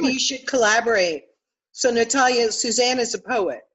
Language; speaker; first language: English; native; English